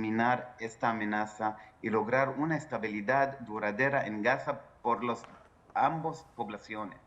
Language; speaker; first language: Spanish; non-native, fluent; Hebrew